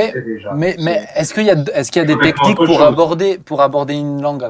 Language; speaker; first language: French; native; French